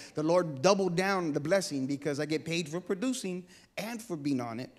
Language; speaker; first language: English; native; English